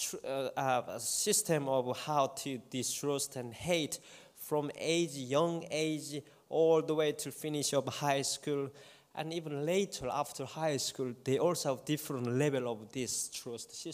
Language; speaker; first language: English; non-native, fluent; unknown